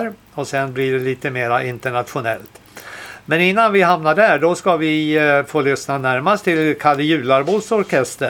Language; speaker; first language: Swedish; native; Swedish